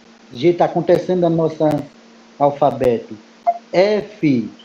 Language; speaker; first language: Portuguese; non-native, local second language; Kayapó